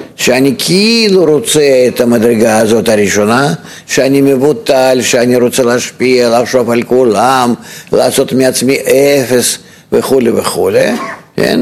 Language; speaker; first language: Hebrew; non-native, fluent; Russian